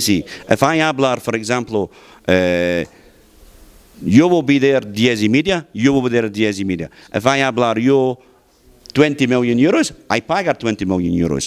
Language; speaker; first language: English; non-native, learner; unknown